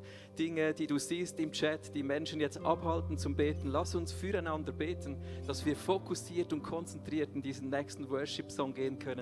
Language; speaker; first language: German; native; German